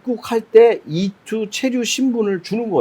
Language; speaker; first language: Korean; native; Korean